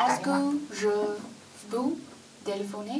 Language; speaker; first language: French; non-native, learner; Chinese